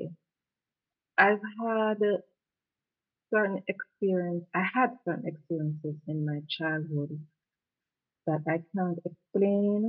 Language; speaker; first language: English; non-native, local second language; Jamaican Creole English